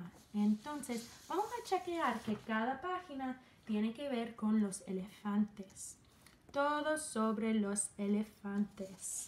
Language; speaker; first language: Spanish; non-native, fluent; English